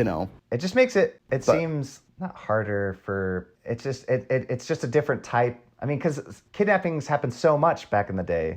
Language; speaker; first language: English; native; English